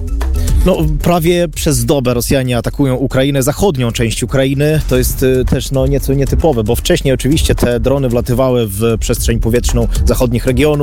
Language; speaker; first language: Polish; non-native, fluent; Ukrainian